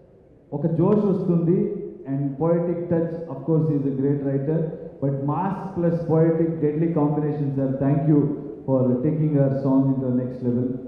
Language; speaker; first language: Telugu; non-native, learner; Kannada